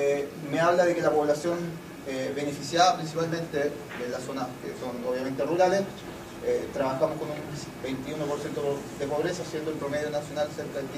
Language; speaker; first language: Spanish; native; Spanish